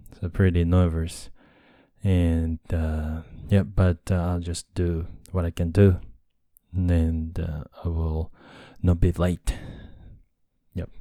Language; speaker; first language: English; non-native, fluent; Japanese